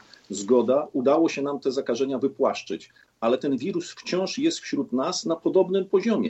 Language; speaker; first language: Polish; native; Polish